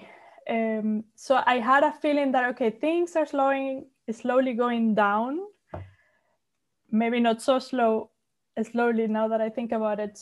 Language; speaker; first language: English; non-native, fluent; Spanish